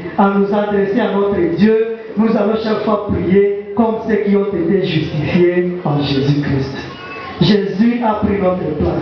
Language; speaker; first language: French; non-native, local second language; Swahili